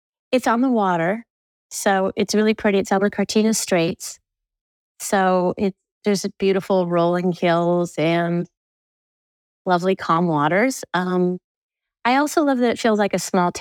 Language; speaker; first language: English; native; English